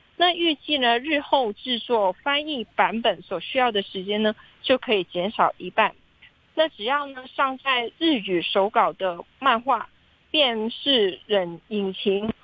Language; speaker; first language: Chinese; non-native, local second language; Cantonese